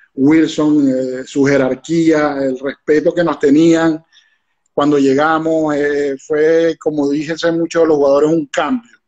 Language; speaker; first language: Spanish; native; Spanish